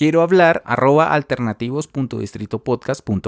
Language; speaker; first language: Spanish; native; Spanish